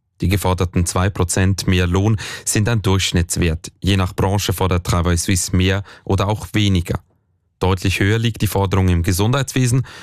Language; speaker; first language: German; native; German